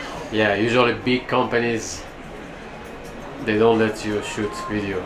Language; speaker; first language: English; non-native, fluent; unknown